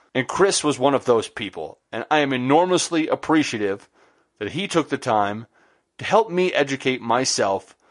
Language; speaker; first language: English; native; English